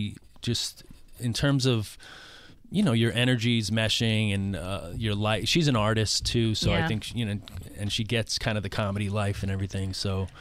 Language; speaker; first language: English; native; English